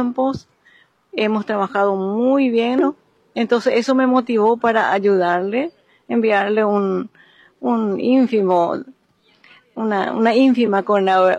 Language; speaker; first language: Spanish; non-native, local second language; Guarani